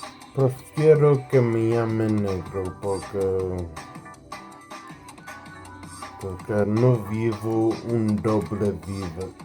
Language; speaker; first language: Spanish; non-native, learner; English